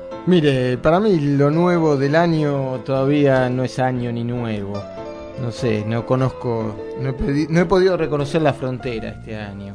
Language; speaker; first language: Spanish; native; Spanish